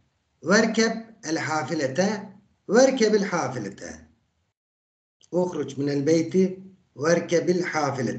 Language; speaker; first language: Arabic; non-native, fluent; Turkish